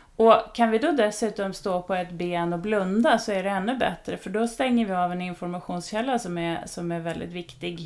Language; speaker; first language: Swedish; native; Swedish